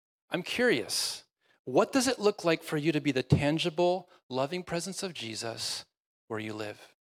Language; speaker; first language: English; native; English